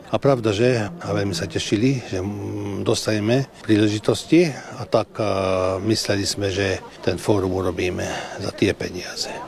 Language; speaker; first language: Slovak; early bilingual, heritage; Slovak